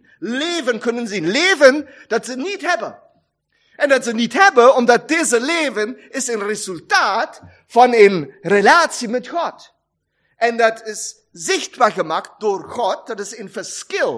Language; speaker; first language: German; non-native, learner; Dutch